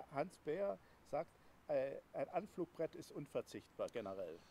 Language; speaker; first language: German; native; German